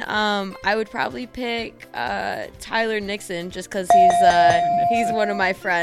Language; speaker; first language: English; native; English